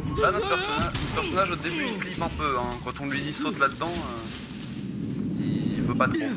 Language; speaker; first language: French; native; French